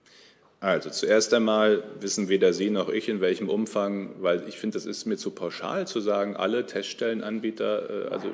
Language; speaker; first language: German; native; German